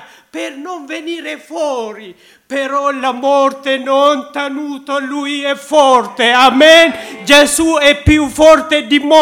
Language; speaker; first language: Italian; non-native, learner; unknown